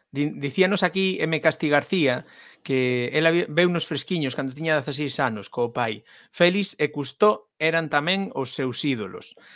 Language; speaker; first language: Galician; non-native, local second language; Spanish